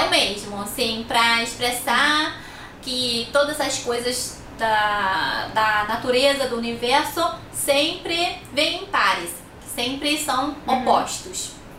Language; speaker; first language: Portuguese; non-native, fluent; Chinese